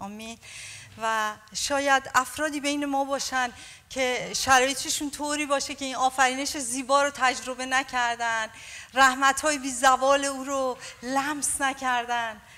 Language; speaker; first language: Persian; native; Persian